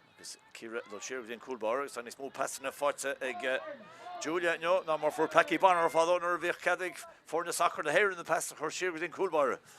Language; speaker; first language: Irish; native; Irish